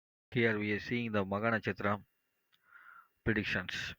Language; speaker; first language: English; non-native, local second language; Tamil